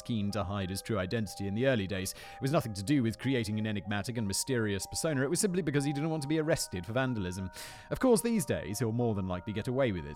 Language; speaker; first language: English; native; English